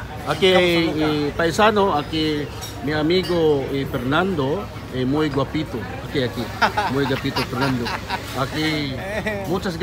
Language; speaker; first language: Spanish; non-native, learner; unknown